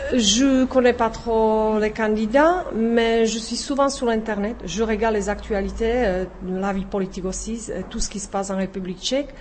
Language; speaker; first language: French; non-native, fluent; Czech